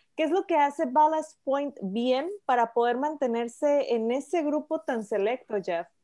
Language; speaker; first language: Spanish; native; Spanish